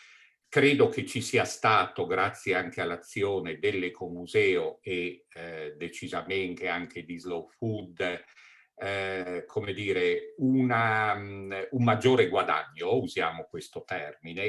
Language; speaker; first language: Italian; native; Italian